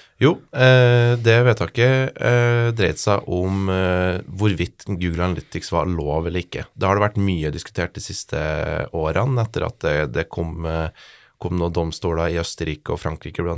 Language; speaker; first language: Norwegian; native; Norwegian